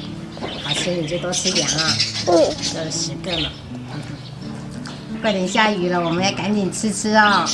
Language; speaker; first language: Chinese; native; Chinese